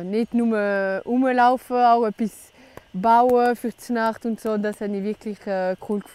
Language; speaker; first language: German; non-native, local second language; French